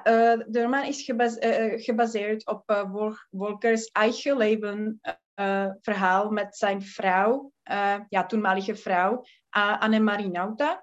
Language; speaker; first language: Dutch; non-native, learner; Czech